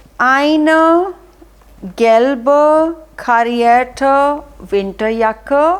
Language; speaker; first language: German; non-native, fluent; Hindi